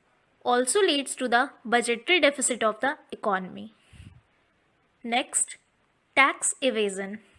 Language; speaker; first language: English; non-native, local second language; Hindi